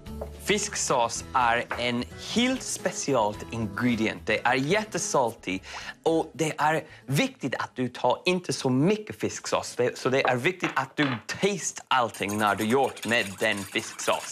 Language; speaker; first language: Swedish; non-native, learner; English